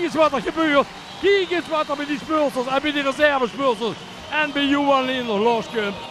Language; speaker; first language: Dutch; native; Dutch